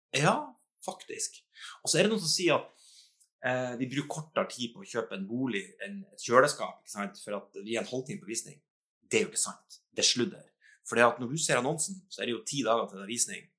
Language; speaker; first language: Norwegian; native; Norwegian